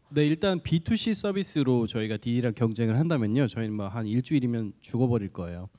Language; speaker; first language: Korean; native; Korean